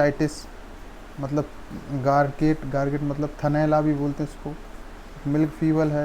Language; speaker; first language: Hindi; native; Hindi